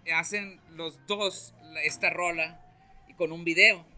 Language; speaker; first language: Spanish; native; Spanish